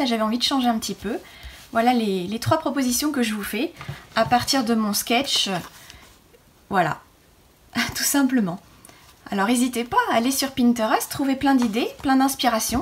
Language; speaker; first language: French; native; French